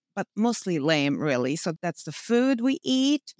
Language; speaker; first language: English; non-native, fluent; Bosnian